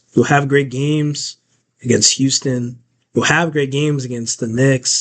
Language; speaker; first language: English; native; English